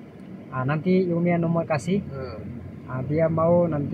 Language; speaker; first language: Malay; non-native, learner; Nepali